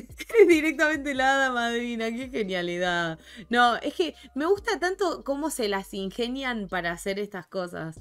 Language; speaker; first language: Spanish; native; Spanish